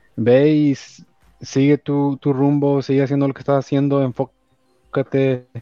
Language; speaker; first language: Spanish; early bilingual, heritage; Spanish